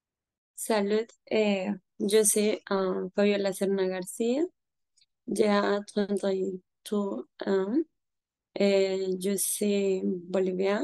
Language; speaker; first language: French; non-native, learner; Spanish